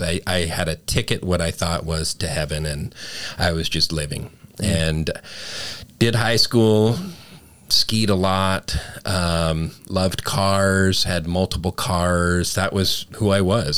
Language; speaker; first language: English; native; English